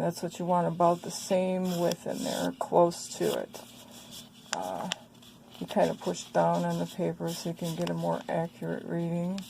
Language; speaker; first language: English; native; English